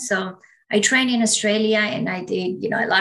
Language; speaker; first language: English; non-native, fluent; Spanish